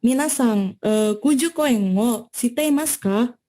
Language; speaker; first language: Japanese; non-native, learner; Indonesian